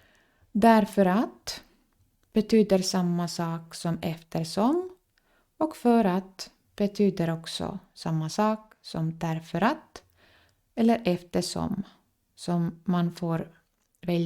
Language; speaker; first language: Swedish; non-native, fluent; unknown